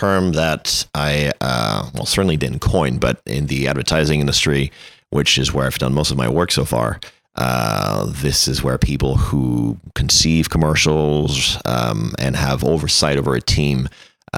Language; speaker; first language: English; non-native, fluent; French